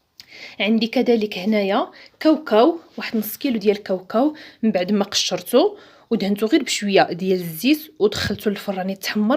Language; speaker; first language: Arabic; native; Arabic